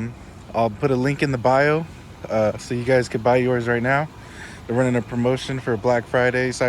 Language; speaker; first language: English; native; English